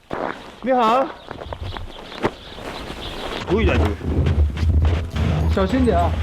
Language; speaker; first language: Chinese; non-native, learner; Korean